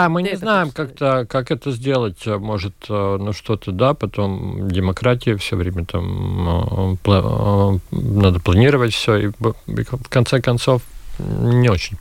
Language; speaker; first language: Russian; non-native, local second language; Latvian